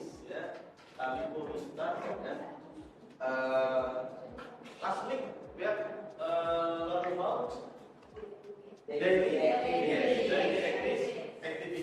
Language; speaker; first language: English; non-native, learner; Indonesian